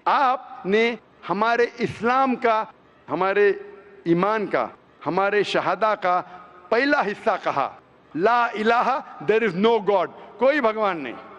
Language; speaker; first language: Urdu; non-native, local second language; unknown